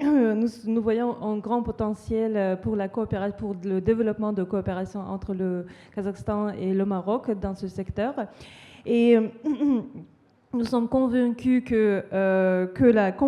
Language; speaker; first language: French; non-native, fluent; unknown